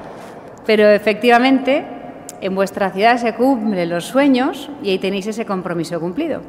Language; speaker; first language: Spanish; native; Spanish